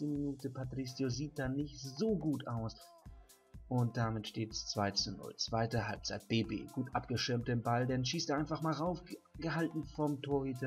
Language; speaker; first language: German; native; German